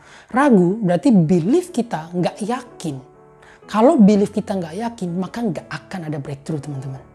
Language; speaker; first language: Indonesian; native; Indonesian